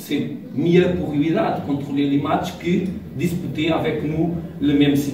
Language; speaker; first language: French; non-native, learner; Portuguese